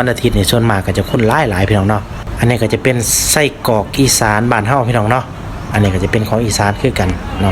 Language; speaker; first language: Thai; non-native, local second language; Lao